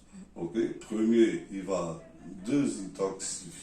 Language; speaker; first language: French; non-native, learner; Portuguese